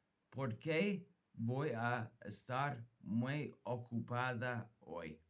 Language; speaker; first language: Spanish; non-native, fluent; English